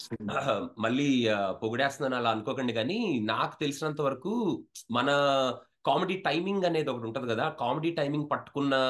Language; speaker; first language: Telugu; native; Telugu